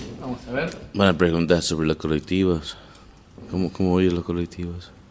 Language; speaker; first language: Spanish; non-native, fluent; English